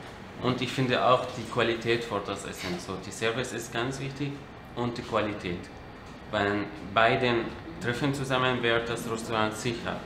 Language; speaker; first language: German; non-native, learner; Arabic